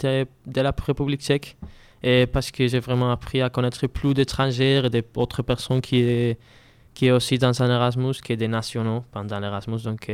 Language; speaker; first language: French; non-native, learner; Spanish